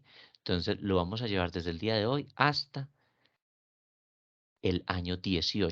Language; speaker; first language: Spanish; native; Spanish